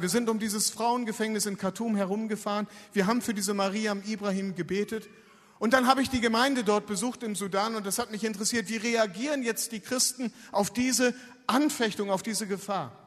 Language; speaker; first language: German; native; German